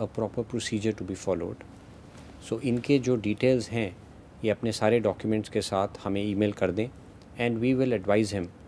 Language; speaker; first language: Hindi; native; Hindi